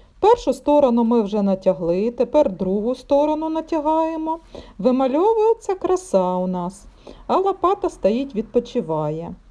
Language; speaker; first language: Ukrainian; non-native, local second language; Russian